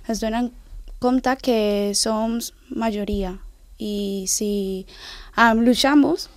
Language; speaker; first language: Catalan; non-native, learner; Spanish